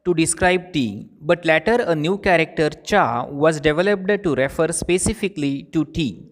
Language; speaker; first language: English; non-native, local second language; Marathi